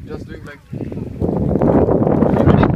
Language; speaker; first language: English; non-native, learner; French